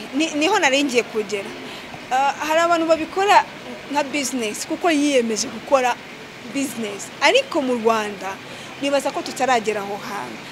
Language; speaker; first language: Kinyarwanda; early bilingual, heritage; Kinyarwanda